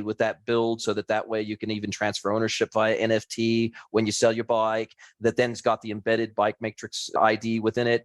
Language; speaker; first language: English; native; English